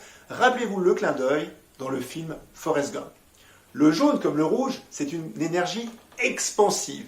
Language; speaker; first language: French; native; French